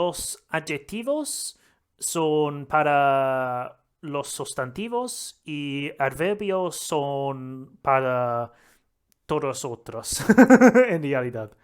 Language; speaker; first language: Spanish; non-native, learner; English